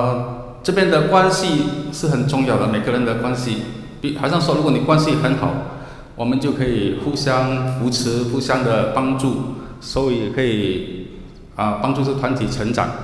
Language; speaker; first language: Chinese; native; Chinese